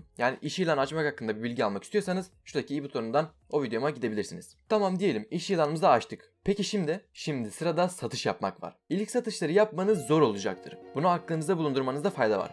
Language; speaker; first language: Turkish; native; Turkish